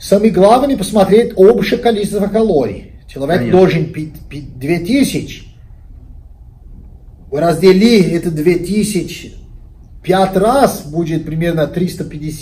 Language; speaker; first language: Russian; non-native, learner; Portuguese